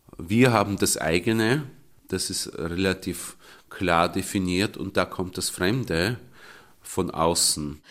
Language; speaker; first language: German; early bilingual, other home language; Russian